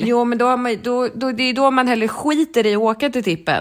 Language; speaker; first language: Swedish; native; Swedish